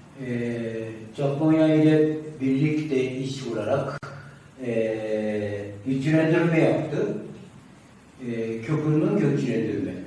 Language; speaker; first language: Turkish; non-native, learner; Japanese